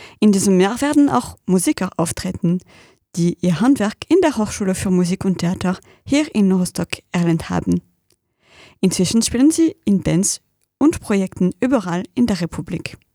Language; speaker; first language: German; native; German